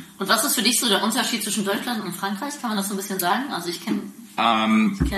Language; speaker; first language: German; native; German